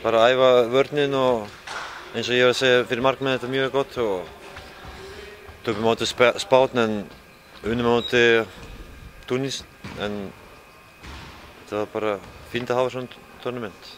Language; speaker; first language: Icelandic; non-native, fluent; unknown